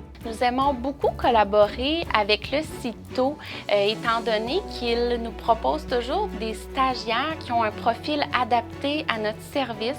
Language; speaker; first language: French; native; French